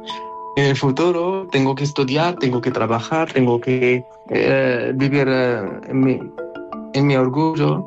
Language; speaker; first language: Spanish; non-native, learner; Arabic